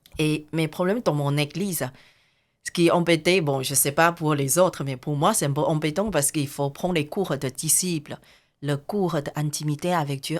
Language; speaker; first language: French; non-native, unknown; Chinese